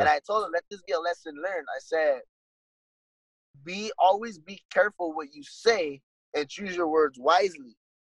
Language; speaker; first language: English; native; English